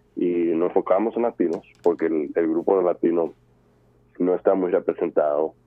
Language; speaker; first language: Spanish; early bilingual, heritage; Spanish